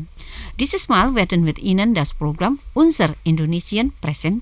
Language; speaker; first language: German; non-native, fluent; Indonesian